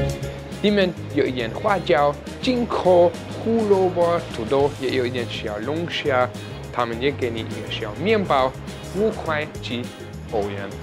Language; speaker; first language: Chinese; non-native, fluent; German